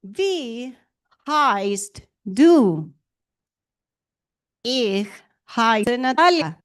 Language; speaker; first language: German; non-native, learner; Spanish